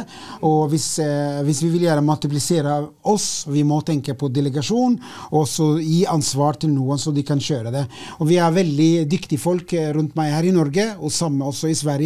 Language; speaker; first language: Swedish; non-native, fluent; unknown